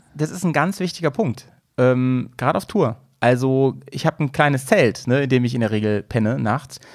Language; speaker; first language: German; native; German